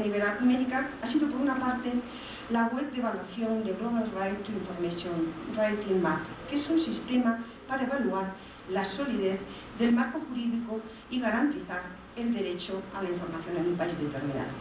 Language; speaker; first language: Spanish; native; Spanish